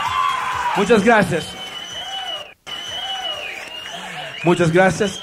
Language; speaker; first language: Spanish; non-native, learner; Italian